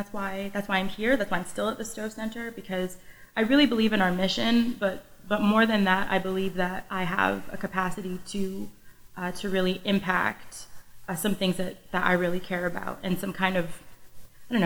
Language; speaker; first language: English; native; English